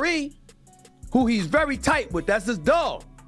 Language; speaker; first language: English; native; English